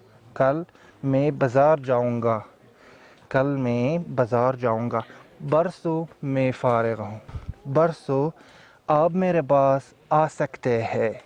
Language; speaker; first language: Hindi; non-native, learner; Arabic